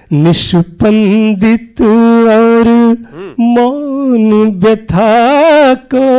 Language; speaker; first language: Hindi; native; Hindi